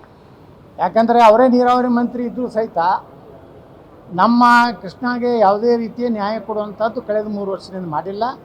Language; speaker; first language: Kannada; native; Kannada